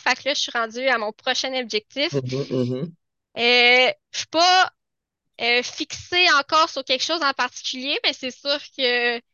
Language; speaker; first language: French; native; French